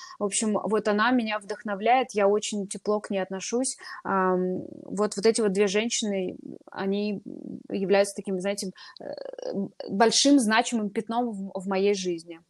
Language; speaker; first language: Russian; native; Russian